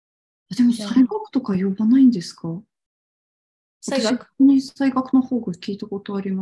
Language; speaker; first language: Japanese; non-native, fluent; Tatar